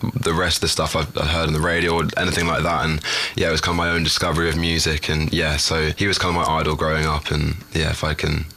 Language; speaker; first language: English; native; English